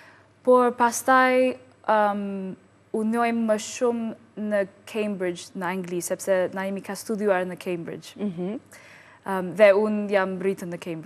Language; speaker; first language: Albanian; non-native, learner; English